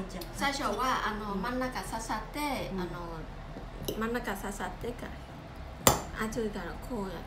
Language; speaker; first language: Japanese; non-native, learner; Vietnamese